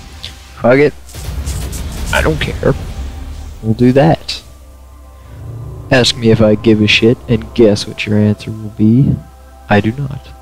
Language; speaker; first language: English; native; English